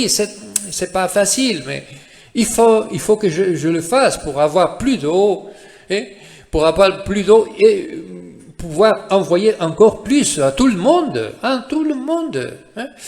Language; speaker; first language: French; non-native, fluent; Spanish